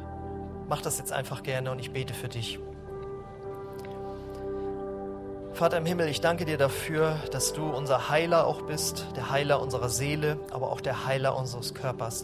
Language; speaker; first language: German; native; German